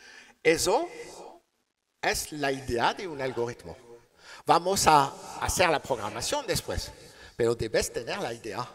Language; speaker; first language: Spanish; non-native, learner; French